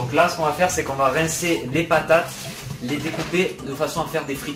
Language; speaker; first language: French; native; French